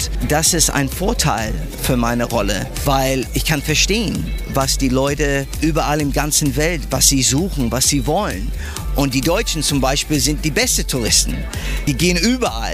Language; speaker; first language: German; non-native, fluent; English